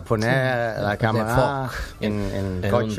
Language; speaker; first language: Spanish; non-native, learner; Dutch